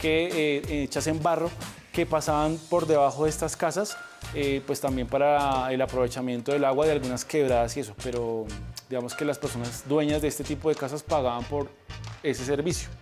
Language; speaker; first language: Spanish; native; Spanish